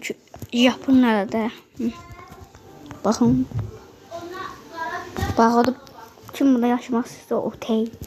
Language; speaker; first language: Turkish; non-native, learner; Azerbaijani